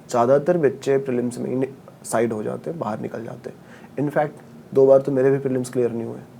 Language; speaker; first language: Hindi; non-native, local second language; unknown